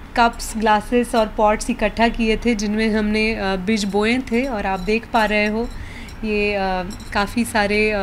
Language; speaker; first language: Hindi; non-native, local second language; Marathi